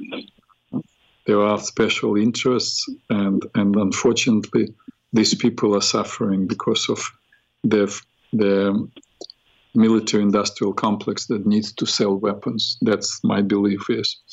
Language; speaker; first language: English; non-native, fluent; Russian